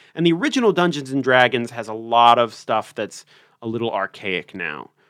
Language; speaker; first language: English; native; English